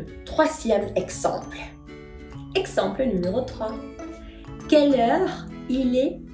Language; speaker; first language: French; non-native, fluent; Spanish